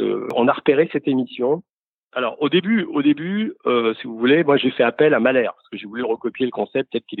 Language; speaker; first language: French; native; French